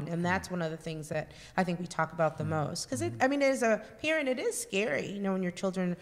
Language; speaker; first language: English; native; English